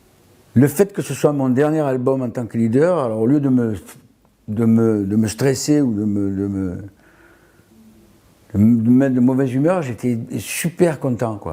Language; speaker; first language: French; native; French